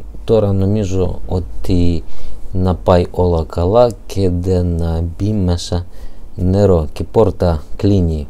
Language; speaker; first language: Greek; non-native, learner; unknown